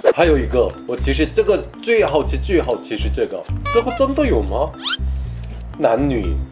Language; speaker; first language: Chinese; non-native, fluent; Korean